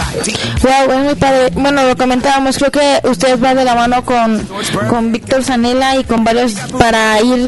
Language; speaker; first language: Spanish; native; Spanish